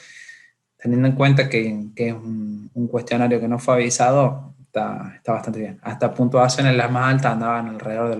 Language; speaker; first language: Spanish; native; Spanish